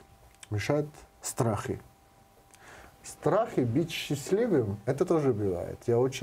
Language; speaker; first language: Russian; non-native, learner; Georgian